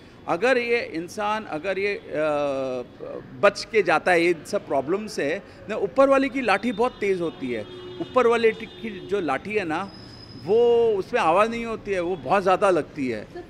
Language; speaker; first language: Hindi; native; Hindi